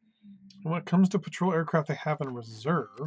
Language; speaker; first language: English; native; English